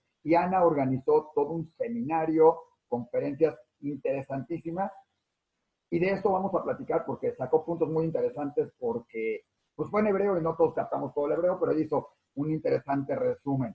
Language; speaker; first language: Spanish; native; Spanish